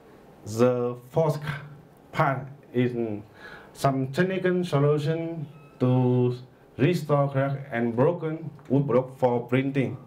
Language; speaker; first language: English; non-native, learner; Vietnamese